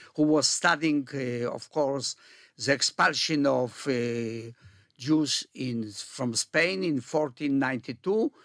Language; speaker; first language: English; non-native, fluent; Polish